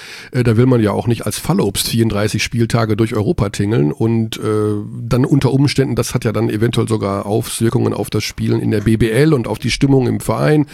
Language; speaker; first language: German; native; German